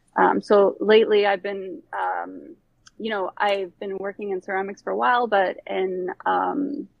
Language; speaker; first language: English; early bilingual, other home language; Bosnian